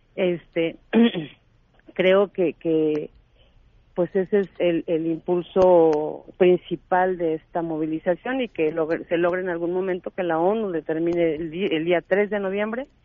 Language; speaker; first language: Spanish; native; Spanish